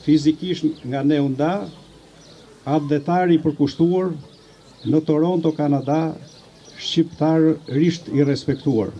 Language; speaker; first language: Albanian; native; Albanian